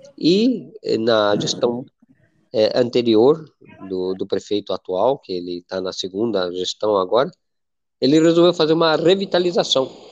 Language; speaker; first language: Portuguese; non-native, fluent; Spanish